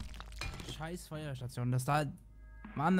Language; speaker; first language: German; native; German